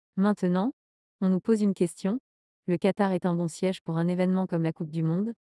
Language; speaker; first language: French; non-native, learner; Spanish